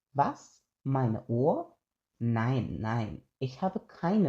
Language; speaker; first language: German; non-native, fluent; Persian